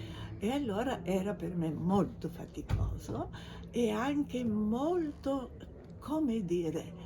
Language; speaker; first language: Italian; non-native, fluent; Bulgarian